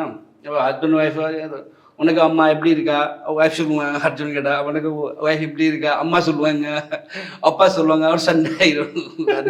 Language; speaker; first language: Tamil; non-native, learner; Hindi